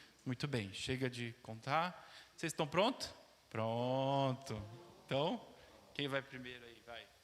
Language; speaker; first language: Portuguese; native; Portuguese